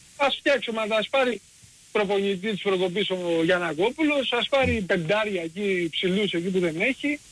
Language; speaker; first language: Greek; early bilingual, heritage; Greek